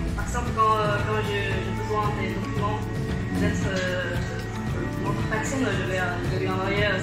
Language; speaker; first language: French; non-native, fluent; Chinese